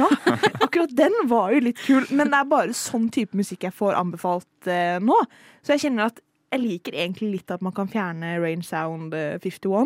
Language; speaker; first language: Norwegian; native; Norwegian